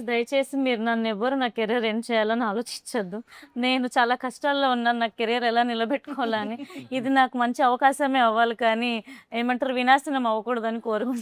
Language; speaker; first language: Telugu; native; Telugu